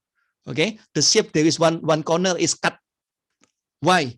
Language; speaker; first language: English; non-native, fluent; Indonesian